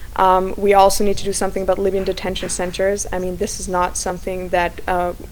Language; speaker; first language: English; non-native, fluent; Slovak